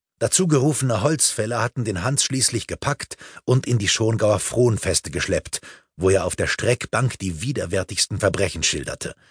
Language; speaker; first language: German; native; German